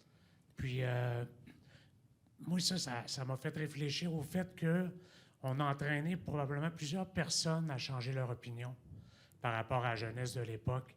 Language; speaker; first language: French; native; French